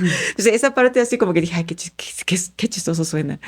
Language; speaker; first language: Spanish; non-native, fluent; Japanese